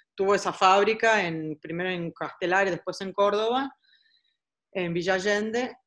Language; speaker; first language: Spanish; early bilingual, heritage; Spanish